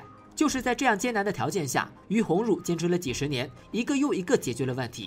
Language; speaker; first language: Chinese; native; Chinese